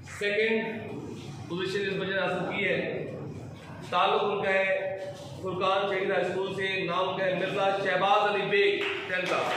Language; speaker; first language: Urdu; non-native, local second language; Punjabi